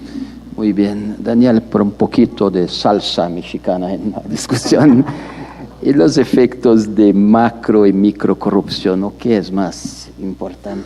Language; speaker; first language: Spanish; non-native, learner; Portuguese